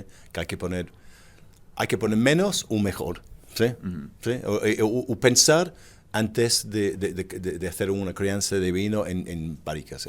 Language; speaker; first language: Spanish; non-native, fluent; English